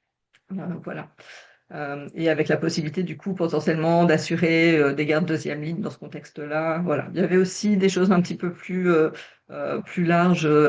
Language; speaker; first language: French; native; French